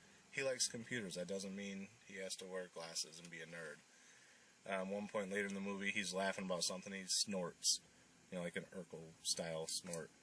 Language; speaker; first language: English; native; English